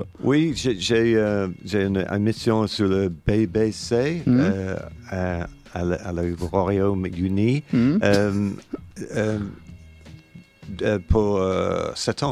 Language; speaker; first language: French; non-native, learner; English